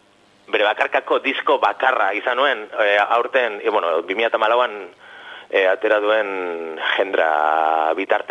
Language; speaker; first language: Basque; native; Basque